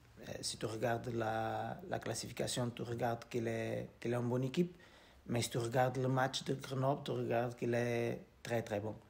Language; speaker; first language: French; non-native, learner; Portuguese